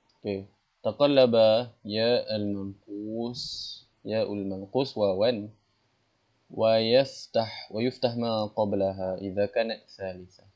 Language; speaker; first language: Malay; native; Malay